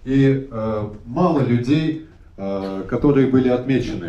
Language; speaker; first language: Russian; native; Russian